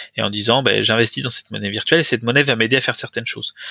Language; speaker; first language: French; native; French